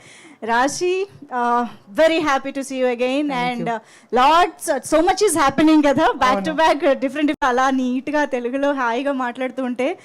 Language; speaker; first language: Telugu; native; Telugu